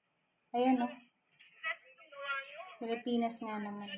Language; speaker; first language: Filipino; native; Filipino